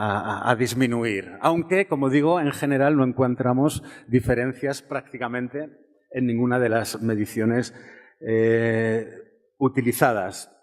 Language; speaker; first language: Spanish; native; Spanish